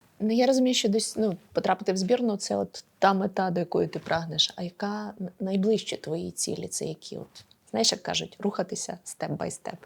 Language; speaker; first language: Ukrainian; native; Ukrainian